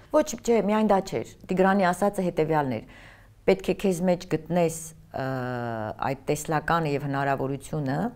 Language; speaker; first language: Armenian; native; Armenian